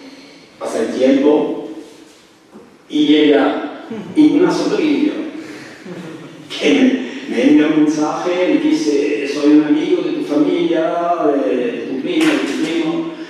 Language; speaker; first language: Spanish; early bilingual, heritage; French